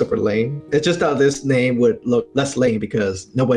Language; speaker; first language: English; non-native, local second language; Cantonese